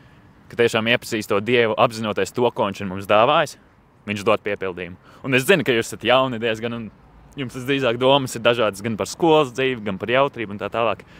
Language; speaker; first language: Latvian; native; Latvian